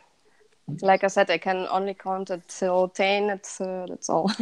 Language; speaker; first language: English; non-native, learner; Russian